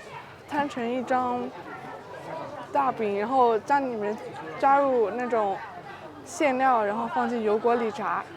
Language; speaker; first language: Chinese; native; Chinese